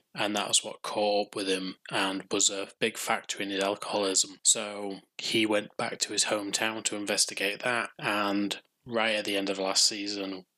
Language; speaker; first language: English; native; English